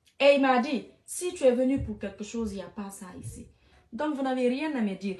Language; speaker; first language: French; non-native, local second language; Fula